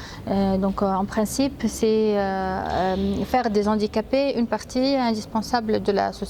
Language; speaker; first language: French; non-native, fluent; Arabic